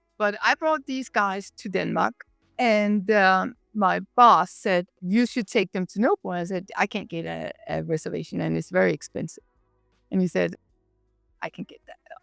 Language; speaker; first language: English; non-native, fluent; Danish